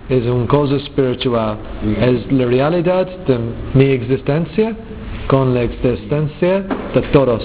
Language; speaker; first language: Spanish; non-native, learner; English